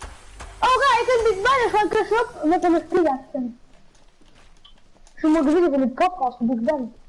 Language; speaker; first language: German; non-native, local second language; Luxembourgish